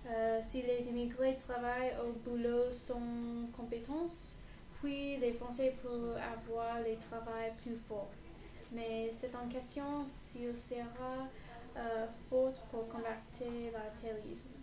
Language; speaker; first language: French; non-native, learner; English